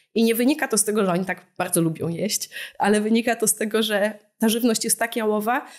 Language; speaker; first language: Polish; native; Polish